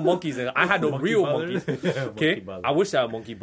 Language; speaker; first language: English; non-native, fluent; Indonesian